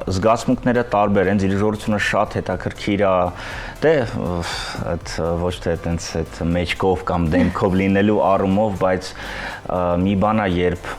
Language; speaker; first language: Armenian; early bilingual, heritage; Armenian